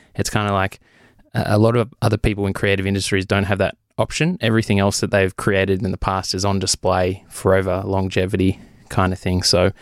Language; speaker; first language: English; native; English